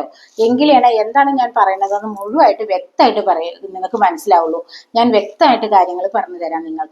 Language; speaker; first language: Malayalam; native; Malayalam